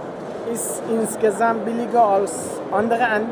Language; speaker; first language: German; non-native, learner; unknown